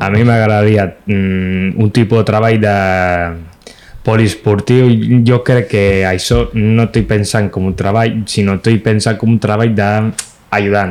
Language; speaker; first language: Catalan; non-native, local second language; Spanish